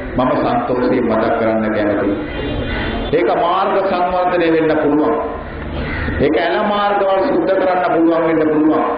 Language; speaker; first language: Sinhala; non-native, local second language; Tamil